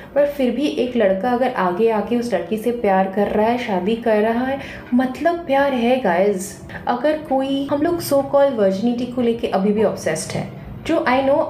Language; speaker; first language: Hindi; non-native, local second language; Bangla